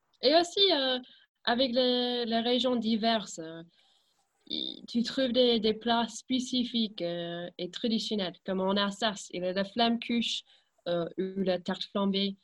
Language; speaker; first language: French; non-native, fluent; English